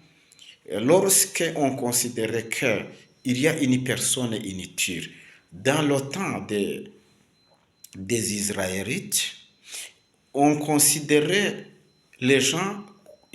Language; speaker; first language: French; non-native, local second language; Kinyarwanda